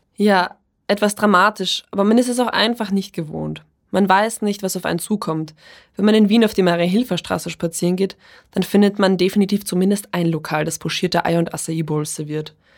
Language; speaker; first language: German; early bilingual, other home language; Polish